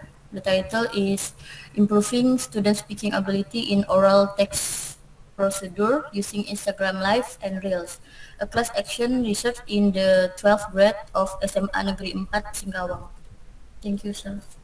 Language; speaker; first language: English; non-native, learner; Indonesian